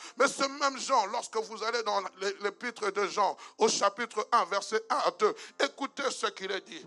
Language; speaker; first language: French; non-native, local second language; Lingala